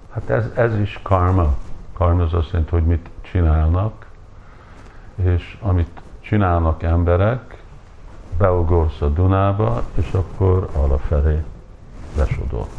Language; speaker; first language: Hungarian; early bilingual, heritage; Hungarian